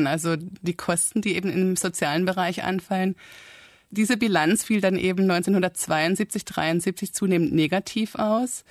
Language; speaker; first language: German; native; German